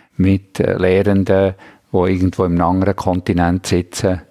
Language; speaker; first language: German; early bilingual, other home language; Swedish